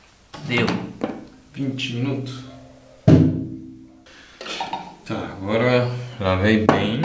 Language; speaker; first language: Portuguese; non-native, fluent; Japanese